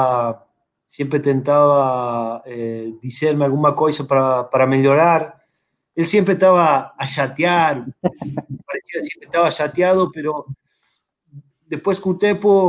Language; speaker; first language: Portuguese; non-native, fluent; Spanish